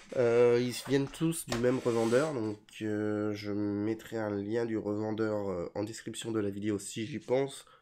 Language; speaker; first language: French; native; French